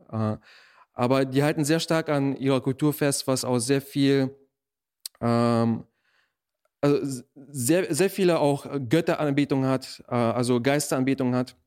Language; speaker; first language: German; early bilingual, other home language; Russian